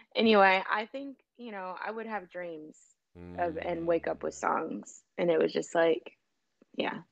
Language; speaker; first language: English; native; English